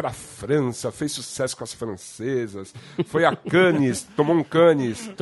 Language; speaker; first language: Portuguese; native; Portuguese